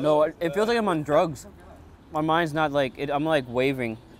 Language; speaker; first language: English; native; English